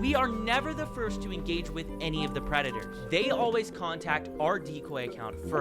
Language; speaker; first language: English; native; English